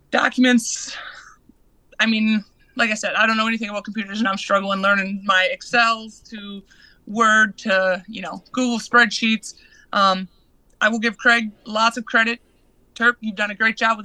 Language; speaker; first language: English; native; English